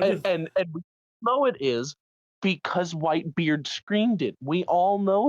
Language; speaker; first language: English; native; English